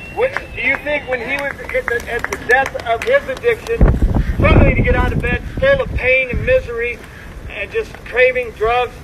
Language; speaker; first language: English; native; English